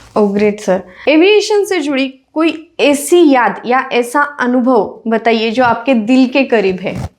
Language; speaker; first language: Hindi; non-native, local second language; Marathi